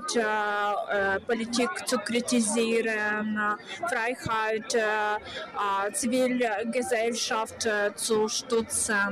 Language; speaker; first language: German; non-native, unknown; Ukrainian